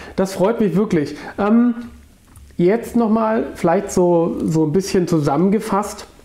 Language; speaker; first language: German; native; German